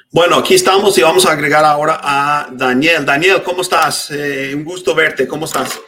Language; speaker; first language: Spanish; non-native, fluent; English